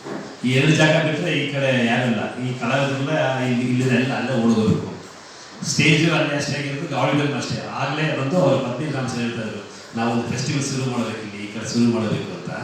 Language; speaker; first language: Kannada; native; Kannada